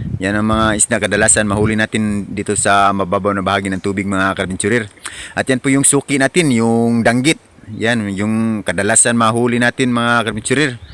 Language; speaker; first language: Filipino; non-native, local second language; Cebuano